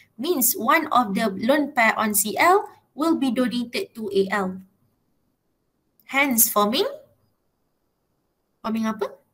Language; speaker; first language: English; non-native, local second language; Malay